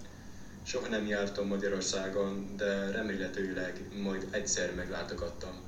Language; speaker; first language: Hungarian; non-native, learner; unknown